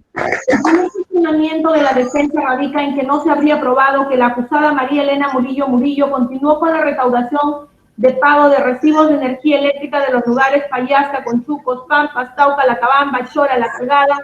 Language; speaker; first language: Spanish; native; Spanish